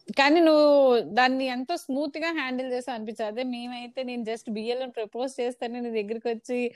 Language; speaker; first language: Telugu; native; Telugu